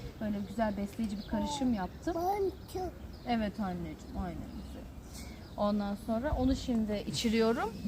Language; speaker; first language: Turkish; native; Turkish